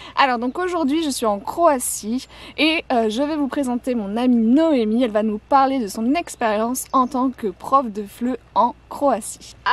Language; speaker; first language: French; native; French